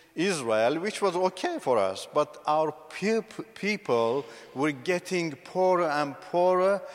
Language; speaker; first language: English; non-native, fluent; Persian